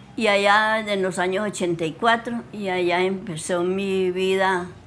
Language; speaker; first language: Spanish; native; Spanish